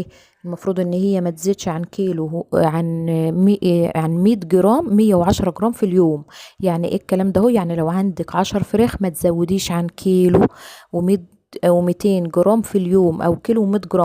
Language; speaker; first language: Arabic; native; Arabic